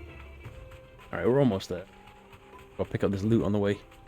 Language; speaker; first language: English; native; English